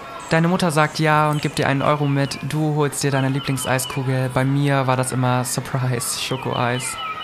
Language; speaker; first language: German; native; German